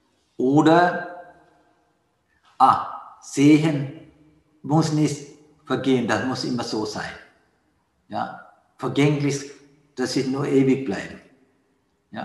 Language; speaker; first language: German; non-native, learner; Sinhala